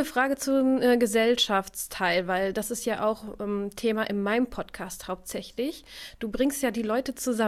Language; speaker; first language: German; native; German